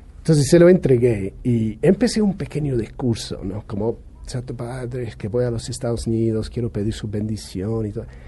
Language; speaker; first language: Spanish; non-native, fluent; English